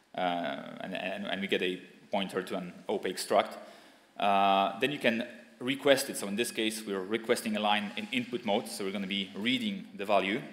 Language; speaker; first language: English; non-native, fluent; Polish